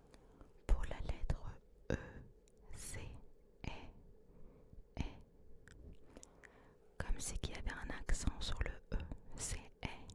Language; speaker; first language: French; early bilingual, other home language; Turkish